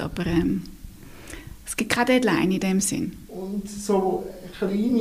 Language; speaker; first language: German; native; German